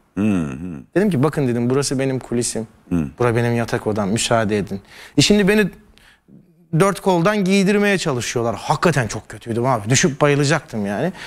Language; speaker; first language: Turkish; native; Turkish